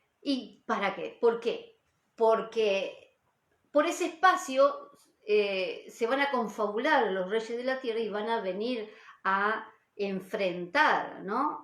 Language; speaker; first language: Spanish; native; Spanish